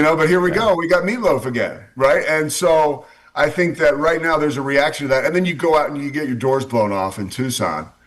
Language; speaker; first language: English; native; English